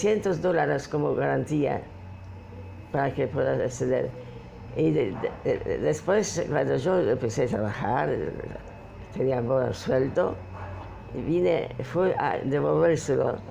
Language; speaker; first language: Spanish; non-native, fluent; Polish